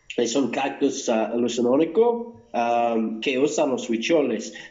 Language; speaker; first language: Spanish; non-native, learner; English